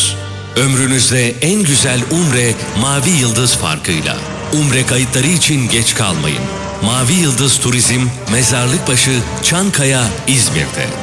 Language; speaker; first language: Turkish; native; Turkish